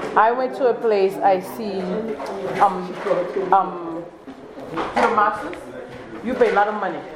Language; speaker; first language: English; non-native, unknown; Haitian Creole